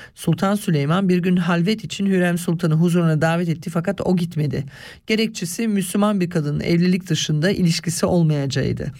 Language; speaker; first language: Turkish; early bilingual, other home language; Swiss German